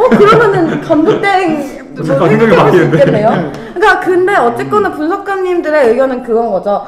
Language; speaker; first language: Korean; native; Korean